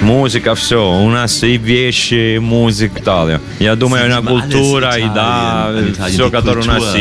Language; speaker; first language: Russian; non-native, learner; Italian